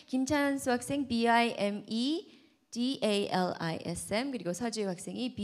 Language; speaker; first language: Korean; native; Korean